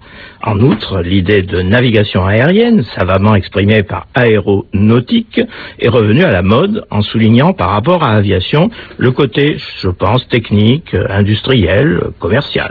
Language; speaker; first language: French; native; French